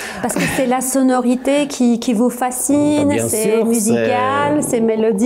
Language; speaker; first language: French; non-native, fluent; Armenian